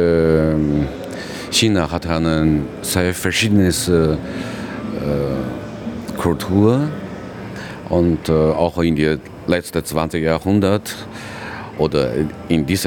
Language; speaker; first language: German; non-native, learner; Chinese